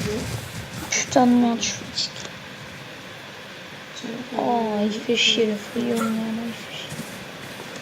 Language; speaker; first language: French; native; French